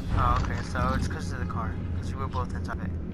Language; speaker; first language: English; native; English